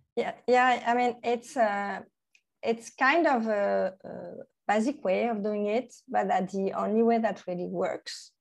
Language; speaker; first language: English; non-native, fluent; French